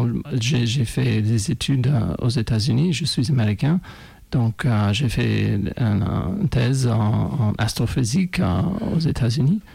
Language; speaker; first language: French; non-native, fluent; English